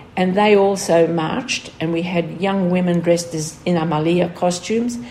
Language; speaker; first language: English; early bilingual, other home language; Greek